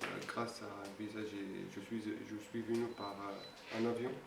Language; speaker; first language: French; non-native, fluent; Arabic